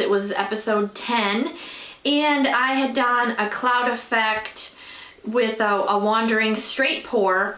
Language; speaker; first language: English; native; English